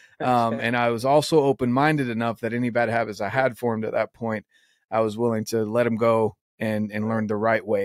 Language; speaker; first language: English; native; English